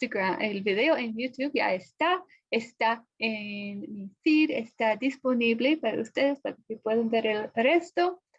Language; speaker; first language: Spanish; non-native, fluent; English